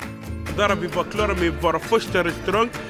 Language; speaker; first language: Swedish; non-native, fluent; Arabic